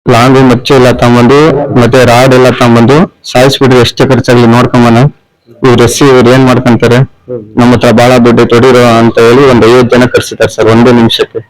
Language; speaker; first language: Kannada; native; Kannada